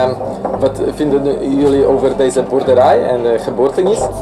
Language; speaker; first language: Dutch; non-native, learner; Polish